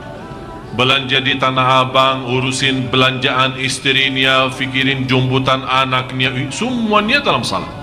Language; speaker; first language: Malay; non-native, fluent; Arabic